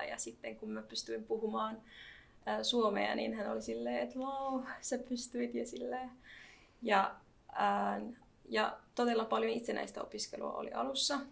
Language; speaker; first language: Finnish; non-native, fluent; Arabic